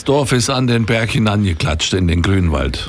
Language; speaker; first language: German; native; German